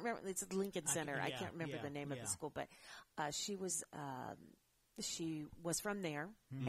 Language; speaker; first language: English; native; English